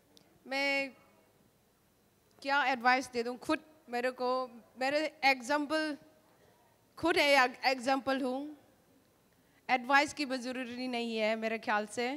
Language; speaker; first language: Hindi; non-native, local second language; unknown